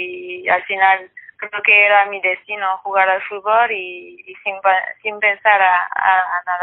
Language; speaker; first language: Spanish; non-native, fluent; French